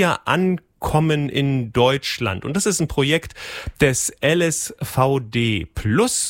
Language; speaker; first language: German; native; German